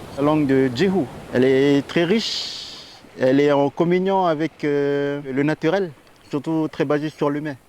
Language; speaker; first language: French; non-native, local second language; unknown